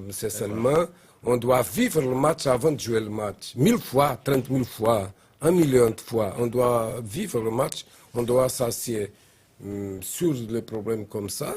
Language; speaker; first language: French; non-native, learner; Portuguese